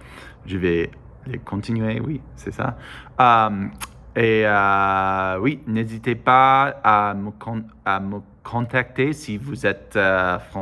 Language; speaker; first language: French; non-native, learner; English